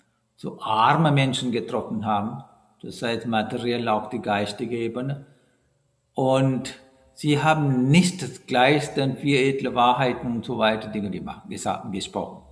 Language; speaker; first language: German; non-native, fluent; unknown